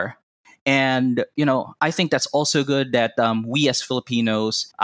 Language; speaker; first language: English; non-native, local second language; Cebuano